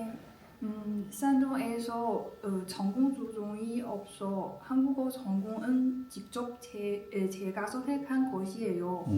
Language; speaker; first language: Korean; non-native, learner; Chinese